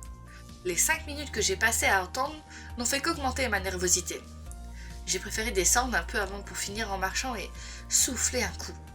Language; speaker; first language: French; native; French